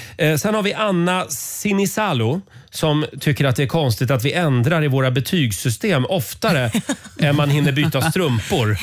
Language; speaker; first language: Swedish; native; Swedish